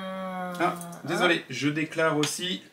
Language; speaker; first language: French; native; French